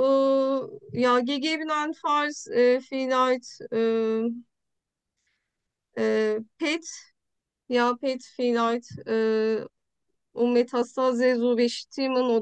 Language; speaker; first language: German; non-native, learner; Turkish